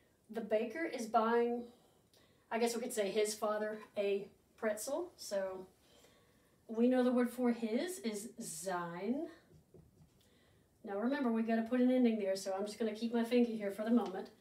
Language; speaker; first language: English; native; English